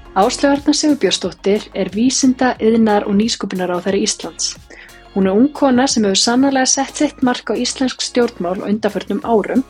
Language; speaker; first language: Icelandic; native; Icelandic